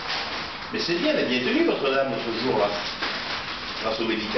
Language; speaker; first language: French; native; French